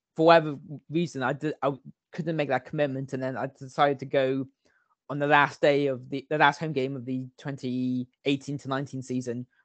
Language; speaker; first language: English; native; English